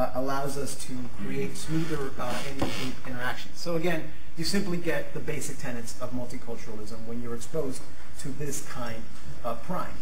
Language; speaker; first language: English; native; English